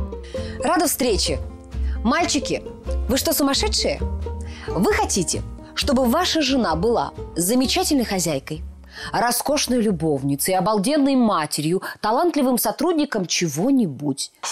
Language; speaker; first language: Russian; native; Russian